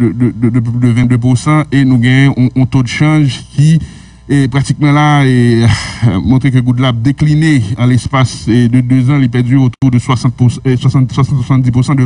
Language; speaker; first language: French; non-native, local second language; Haitian Creole